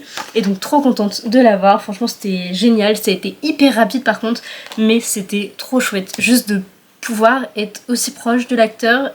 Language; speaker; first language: French; native; French